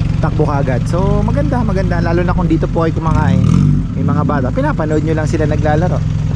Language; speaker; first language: Filipino; native; Filipino